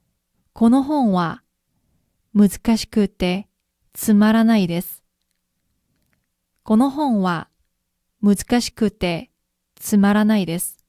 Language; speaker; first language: Japanese; non-native, fluent; Korean